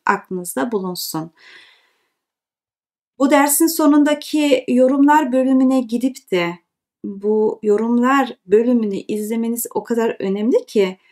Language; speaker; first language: Turkish; early bilingual, heritage; Turkish